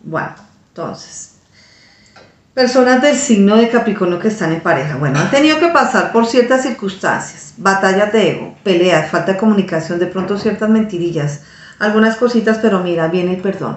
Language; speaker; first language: Spanish; native; Spanish